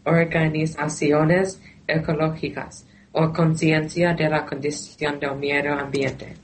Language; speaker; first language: Spanish; non-native, learner; Thai